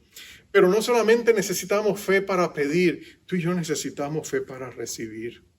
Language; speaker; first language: Spanish; native; Spanish